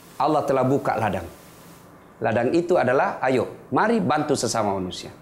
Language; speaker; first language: Indonesian; native; Indonesian